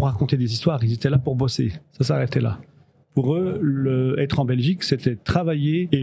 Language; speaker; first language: French; early bilingual, other home language; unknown